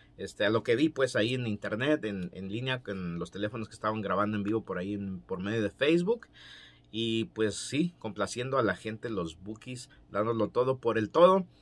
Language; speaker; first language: Spanish; native; Spanish